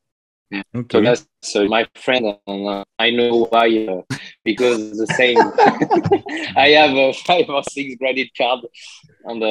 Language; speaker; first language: English; non-native, learner; French